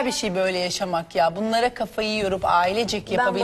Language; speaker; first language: Turkish; native; Turkish